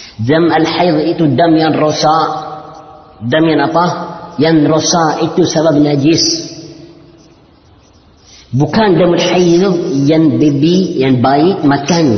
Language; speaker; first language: Indonesian; non-native, learner; Arabic